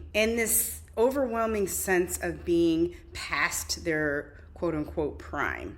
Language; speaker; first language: English; native; English